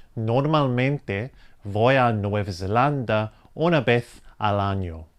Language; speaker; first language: Spanish; non-native, fluent; English